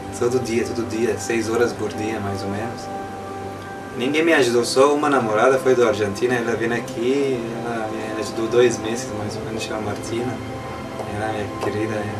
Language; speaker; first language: Portuguese; non-native, learner; Arabic